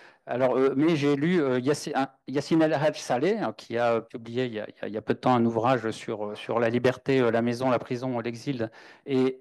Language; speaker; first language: French; native; French